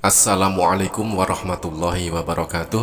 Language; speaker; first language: Indonesian; native; Indonesian